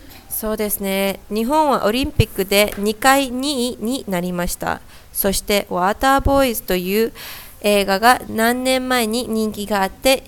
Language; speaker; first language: Japanese; non-native, learner; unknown